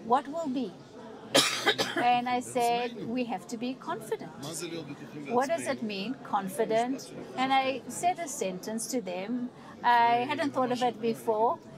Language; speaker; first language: English; non-native, fluent; Hebrew